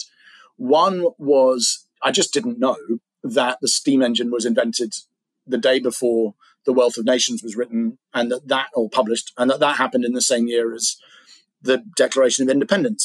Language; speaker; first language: English; native; English